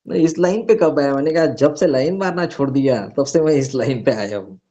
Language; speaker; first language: Hindi; non-native, local second language; Marathi